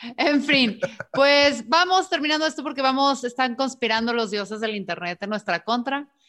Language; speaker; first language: Spanish; native; Spanish